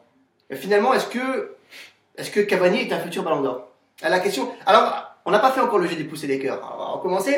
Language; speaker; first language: French; native; French